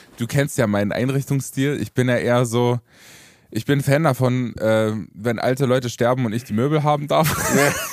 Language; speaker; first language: German; early bilingual, other home language; Romanian